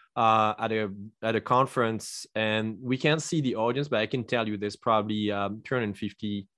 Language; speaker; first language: English; non-native, fluent; French